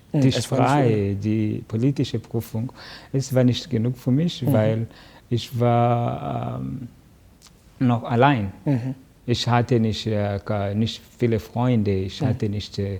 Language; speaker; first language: German; non-native, learner; Kinyarwanda